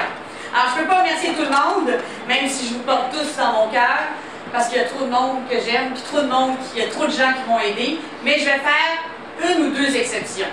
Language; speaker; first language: French; native; French